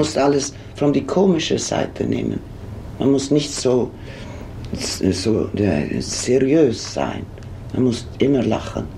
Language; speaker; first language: German; non-native, fluent; Swedish